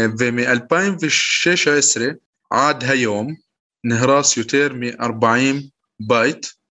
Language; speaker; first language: Hebrew; non-native, local second language; Arabic